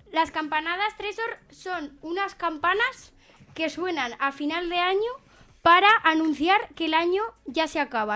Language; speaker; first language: Spanish; native; Spanish